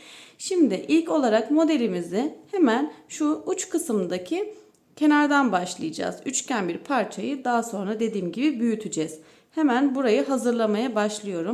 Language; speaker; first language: Turkish; native; Turkish